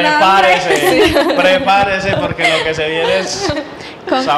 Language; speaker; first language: Spanish; native; Spanish